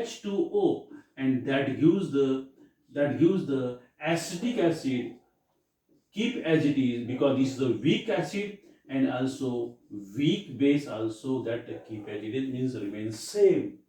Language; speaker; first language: English; non-native, local second language; Marathi